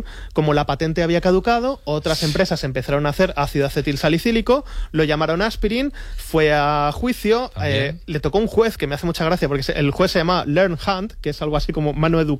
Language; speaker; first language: Spanish; native; Spanish